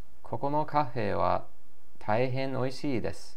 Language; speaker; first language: Japanese; non-native, learner; English